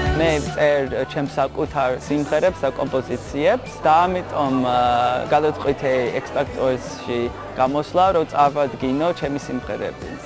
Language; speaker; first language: Georgian; non-native, fluent; English